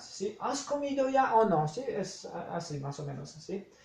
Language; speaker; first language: Spanish; non-native, fluent; Polish